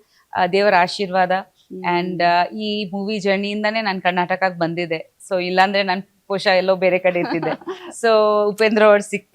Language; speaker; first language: Kannada; non-native, local second language; Bangla